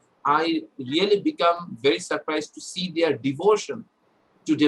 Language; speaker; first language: English; non-native, fluent; Bangla